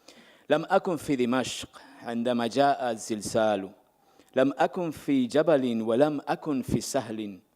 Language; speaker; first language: Arabic; native; Arabic